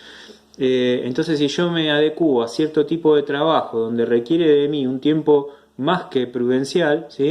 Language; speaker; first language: Spanish; native; Spanish